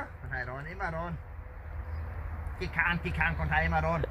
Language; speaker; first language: Thai; non-native, learner; German